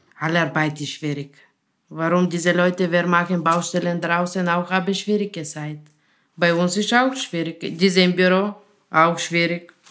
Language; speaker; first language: German; non-native, learner; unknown